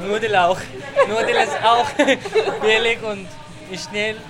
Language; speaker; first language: German; non-native, learner; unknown